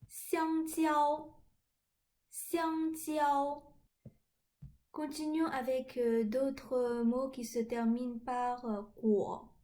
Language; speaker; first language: French; non-native, fluent; Chinese